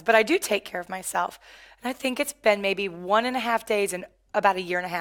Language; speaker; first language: English; native; English